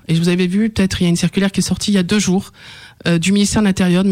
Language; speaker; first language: French; native; French